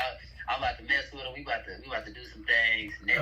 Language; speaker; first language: English; native; English